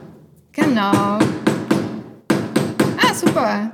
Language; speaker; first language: German; non-native, learner; English